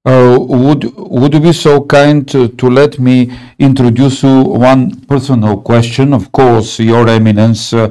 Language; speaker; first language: English; non-native, learner; Bulgarian